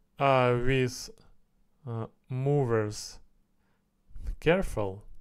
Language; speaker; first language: English; non-native, learner; Russian